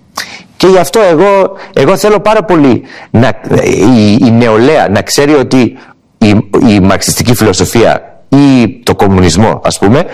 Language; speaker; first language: Greek; early bilingual, heritage; English